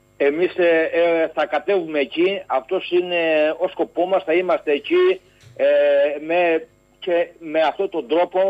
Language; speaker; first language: Greek; native; Greek